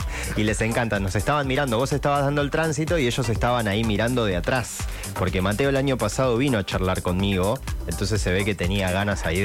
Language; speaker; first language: Spanish; native; Spanish